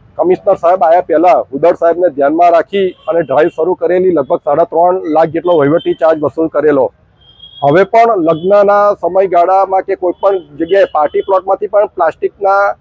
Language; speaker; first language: Gujarati; native; Gujarati